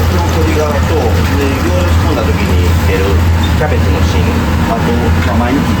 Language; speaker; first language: Japanese; native; Japanese